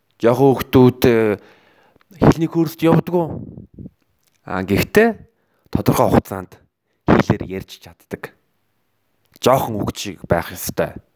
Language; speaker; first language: Mongolian; native; Mongolian